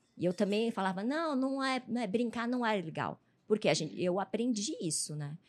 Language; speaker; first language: Portuguese; early bilingual, other home language; Chinese